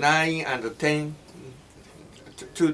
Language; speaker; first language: English; non-native, learner; Japanese